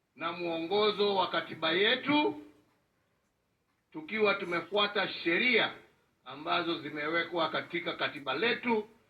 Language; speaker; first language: Swahili; non-native, local second language; Kikuyu